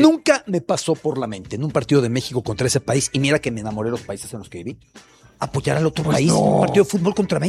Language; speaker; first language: Spanish; native; Spanish